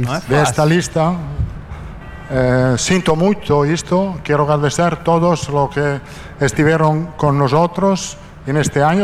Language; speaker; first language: Portuguese; non-native, fluent; Italian